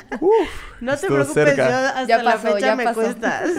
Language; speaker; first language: Spanish; native; Spanish